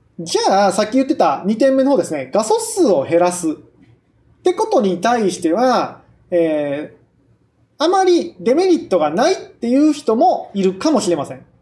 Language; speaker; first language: Japanese; native; Japanese